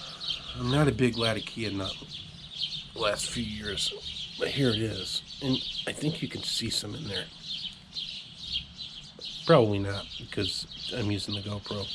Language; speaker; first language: English; native; English